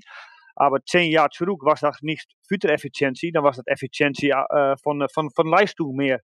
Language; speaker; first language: German; non-native, learner; Dutch